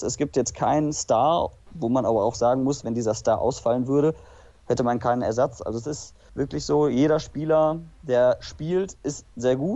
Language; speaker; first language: German; native; German